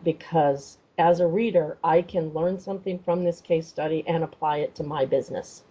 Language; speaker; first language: English; native; English